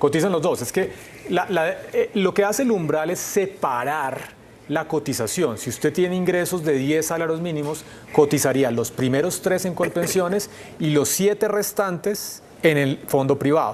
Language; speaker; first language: Spanish; native; Spanish